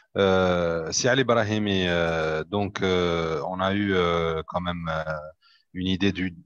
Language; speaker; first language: French; non-native, local second language; Arabic